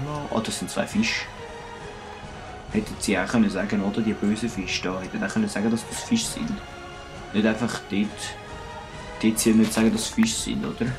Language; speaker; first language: German; native; German